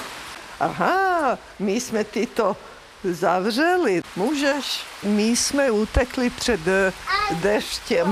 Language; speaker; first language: Czech; non-native, fluent; Serbian